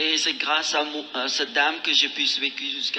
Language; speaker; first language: French; non-native, fluent; Khmer